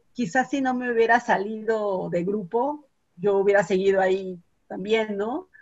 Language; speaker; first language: Spanish; native; Spanish